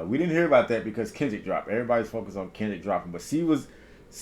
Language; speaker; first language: English; native; English